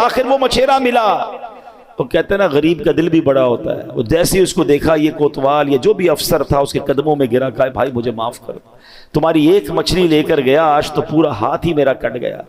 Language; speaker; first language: Urdu; native; Urdu